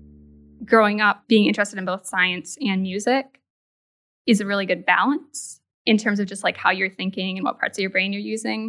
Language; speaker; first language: English; native; English